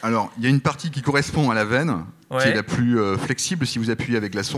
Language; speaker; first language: French; native; French